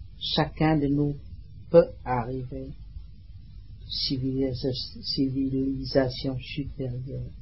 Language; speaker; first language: French; non-native, learner; Vietnamese